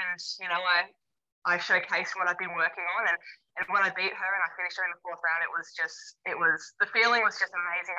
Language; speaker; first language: English; native; English